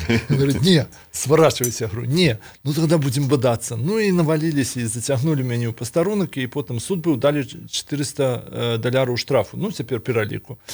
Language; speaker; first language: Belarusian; native; Belarusian